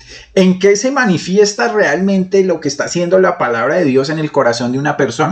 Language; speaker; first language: Spanish; native; Spanish